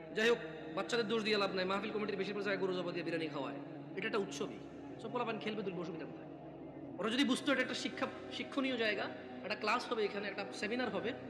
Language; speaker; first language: Bangla; early bilingual, heritage; Bangla